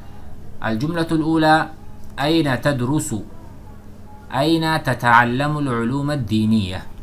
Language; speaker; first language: Arabic; non-native, fluent; Urdu